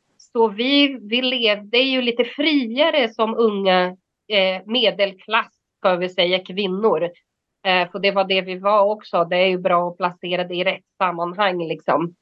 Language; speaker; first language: Swedish; non-native, fluent; Portuguese